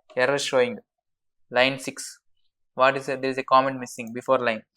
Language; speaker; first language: English; non-native, local second language; Telugu